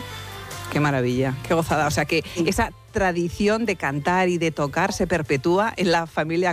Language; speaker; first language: Spanish; native; Spanish